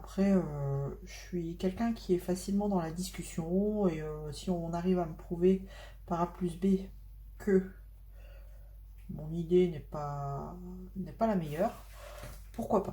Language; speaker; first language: French; native; French